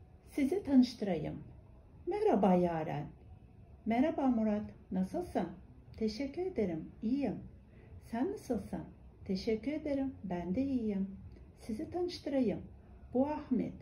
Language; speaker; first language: Turkish; non-native, fluent; Kazakh